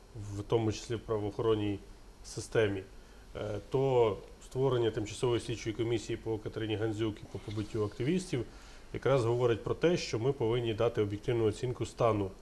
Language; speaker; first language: Ukrainian; native; Ukrainian